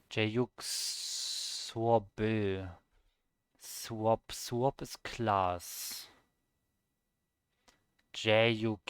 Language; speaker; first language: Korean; non-native, learner; German